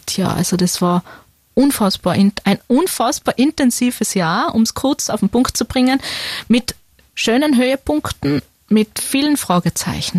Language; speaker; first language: German; native; German